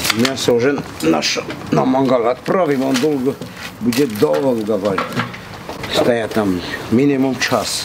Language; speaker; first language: Russian; non-native, fluent; Armenian